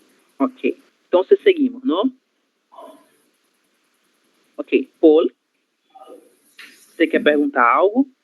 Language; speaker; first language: Spanish; non-native, learner; Portuguese